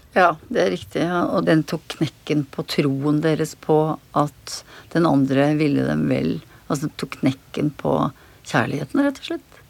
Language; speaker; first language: Norwegian; native; Norwegian